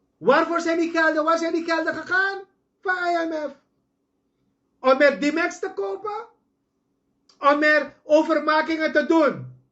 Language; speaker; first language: Dutch; native; Dutch